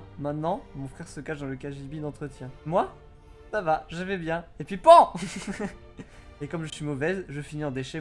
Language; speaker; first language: French; native; French